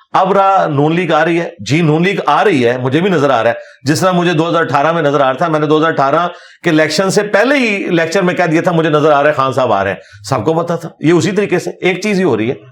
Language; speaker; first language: Urdu; non-native, local second language; Punjabi